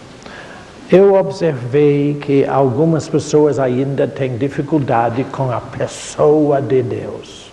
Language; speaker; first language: Portuguese; non-native, fluent; English